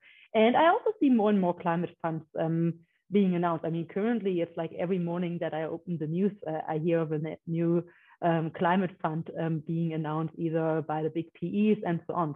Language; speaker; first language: English; non-native, fluent; German